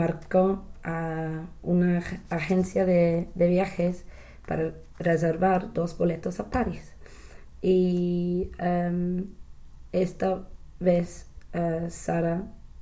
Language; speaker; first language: Spanish; non-native, learner; English